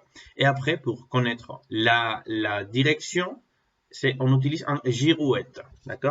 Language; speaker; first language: French; non-native, fluent; Spanish